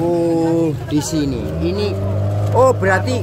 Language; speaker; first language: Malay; non-native, local second language; Javanese